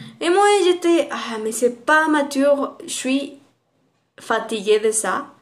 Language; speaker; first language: French; non-native, learner; Spanish